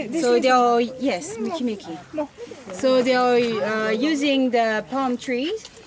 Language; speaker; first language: English; non-native, learner; French